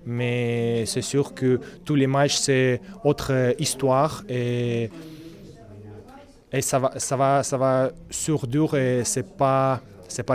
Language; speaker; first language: French; non-native, learner; Russian